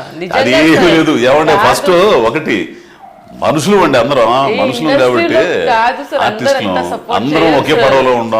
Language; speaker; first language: Telugu; native; Telugu